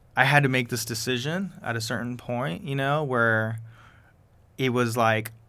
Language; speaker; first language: English; early bilingual, other home language; Spanish